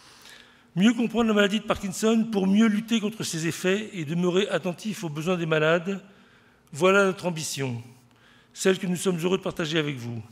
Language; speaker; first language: French; native; French